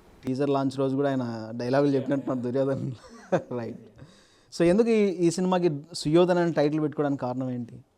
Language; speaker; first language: Telugu; native; Telugu